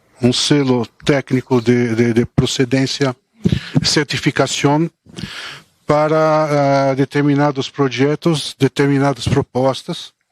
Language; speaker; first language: Spanish; non-native, fluent; Portuguese